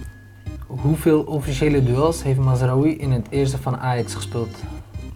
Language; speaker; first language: Dutch; early bilingual, other home language; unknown